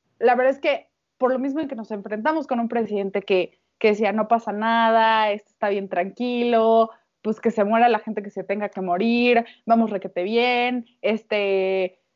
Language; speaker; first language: Spanish; native; Spanish